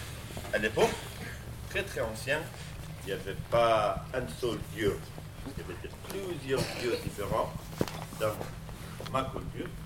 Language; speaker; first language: French; non-native, fluent; Kurdish